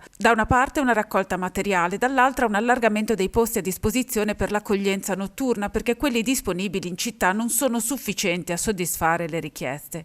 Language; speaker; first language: Italian; native; Italian